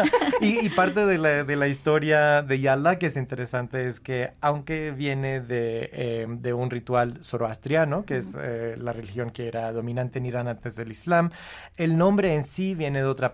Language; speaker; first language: Spanish; non-native, fluent; English